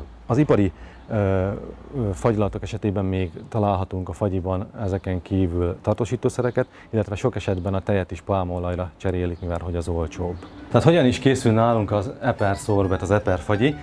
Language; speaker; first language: Hungarian; native; Hungarian